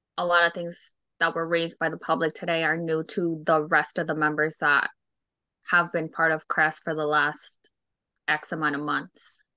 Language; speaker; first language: English; native; English